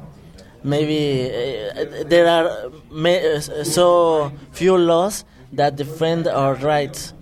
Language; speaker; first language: English; non-native, fluent; Spanish